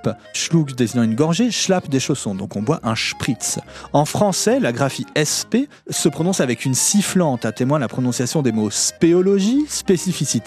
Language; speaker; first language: French; native; French